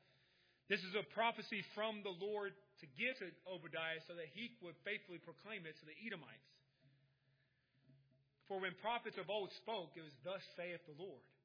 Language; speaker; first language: English; native; English